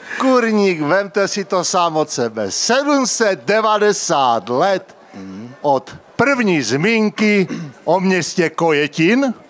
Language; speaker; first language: Czech; native; Czech